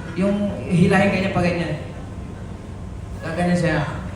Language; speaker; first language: Filipino; native; Filipino